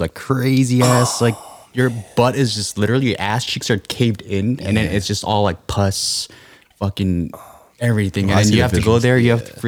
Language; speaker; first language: English; non-native, fluent; Korean